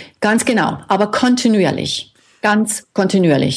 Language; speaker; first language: German; native; German